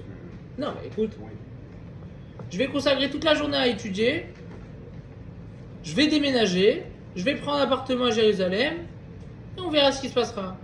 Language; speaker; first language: French; native; French